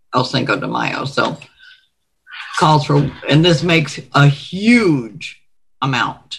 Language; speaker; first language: English; native; English